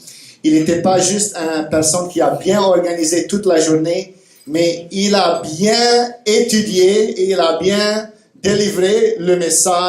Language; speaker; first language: French; non-native, fluent; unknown